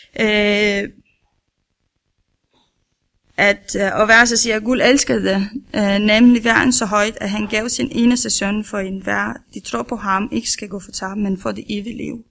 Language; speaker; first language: Danish; non-native, learner; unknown